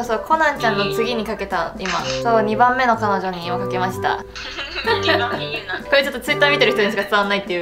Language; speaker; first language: Japanese; native; Japanese